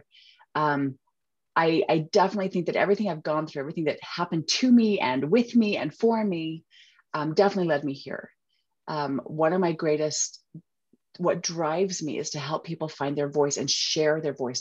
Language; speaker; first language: English; native; English